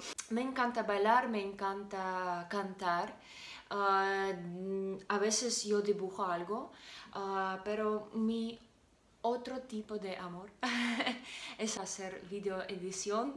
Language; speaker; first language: Spanish; non-native, learner; Russian